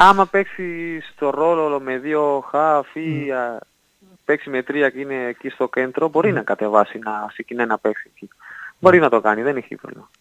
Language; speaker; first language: Greek; non-native, fluent; Spanish